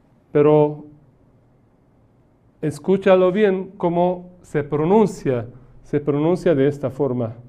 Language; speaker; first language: Spanish; non-native, fluent; Persian